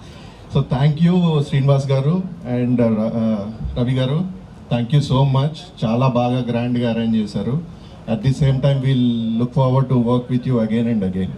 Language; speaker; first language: Telugu; native; Telugu